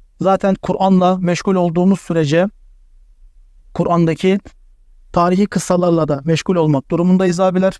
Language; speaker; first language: Turkish; native; Turkish